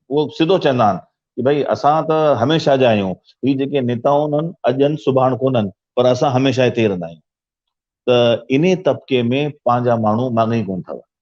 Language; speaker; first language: Sindhi; early bilingual, heritage; Sindhi